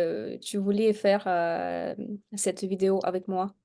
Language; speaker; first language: French; non-native, fluent; Russian